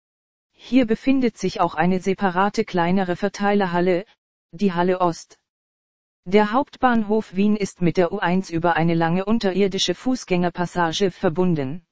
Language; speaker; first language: German; native; German